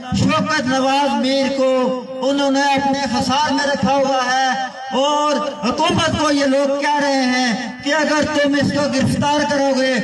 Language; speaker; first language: Urdu; non-native, local second language; Pahari-Potwari